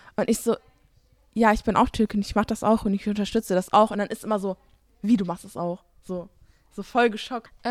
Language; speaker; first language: German; early bilingual, other home language; Turkish